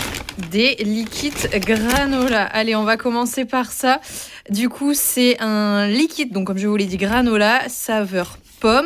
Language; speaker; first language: French; native; French